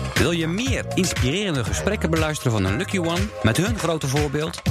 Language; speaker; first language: Dutch; non-native, learner; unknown